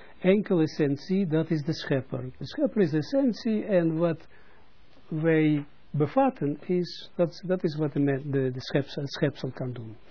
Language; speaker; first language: Dutch; non-native, fluent; Russian